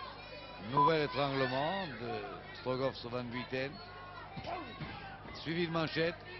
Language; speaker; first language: French; native; French